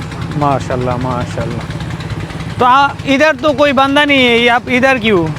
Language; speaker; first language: Hindi; non-native, learner; Bangla